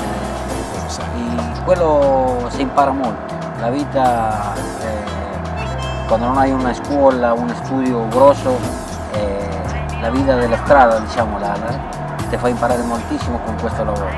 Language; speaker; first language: Italian; early bilingual, heritage; Spanish